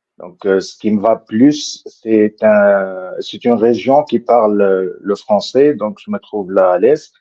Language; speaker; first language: French; non-native, local second language; Arabic